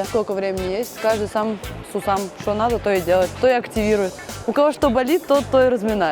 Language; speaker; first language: Russian; native; Russian